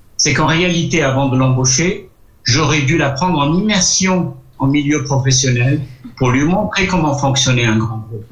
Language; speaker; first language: French; non-native, local second language; Arabic